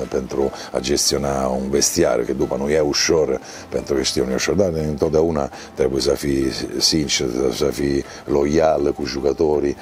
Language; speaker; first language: Romanian; non-native, learner; Italian